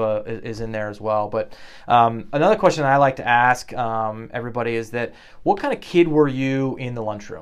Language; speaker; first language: English; native; English